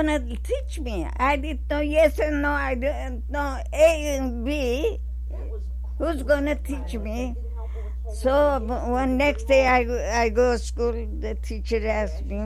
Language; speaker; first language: English; non-native, learner; Armenian